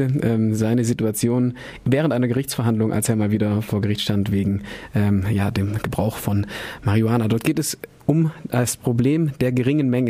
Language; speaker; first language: German; native; German